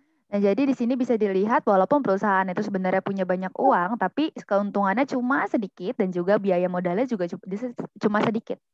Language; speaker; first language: Indonesian; native; Indonesian